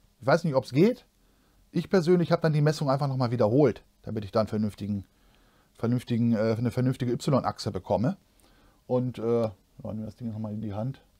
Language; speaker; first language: German; native; German